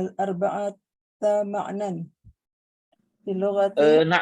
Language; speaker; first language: Arabic; non-native, learner; Indonesian